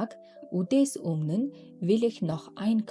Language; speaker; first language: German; non-native, fluent; Mongolian